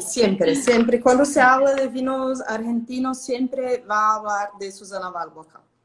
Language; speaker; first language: Spanish; non-native, fluent; Portuguese